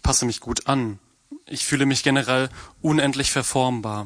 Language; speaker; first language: German; native; German